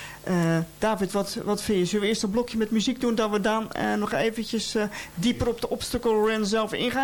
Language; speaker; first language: Dutch; native; Dutch